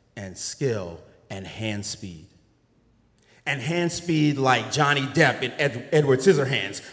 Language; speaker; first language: English; native; English